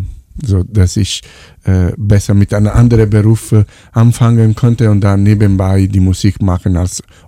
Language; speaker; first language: German; non-native, fluent; Italian